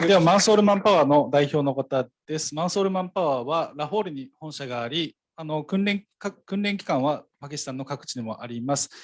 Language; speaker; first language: Japanese; native; Japanese